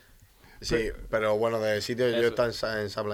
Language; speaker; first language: Spanish; native; Spanish